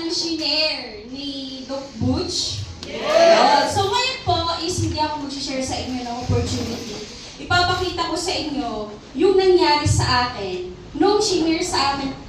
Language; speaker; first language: Filipino; non-native, local second language; Masbatenyo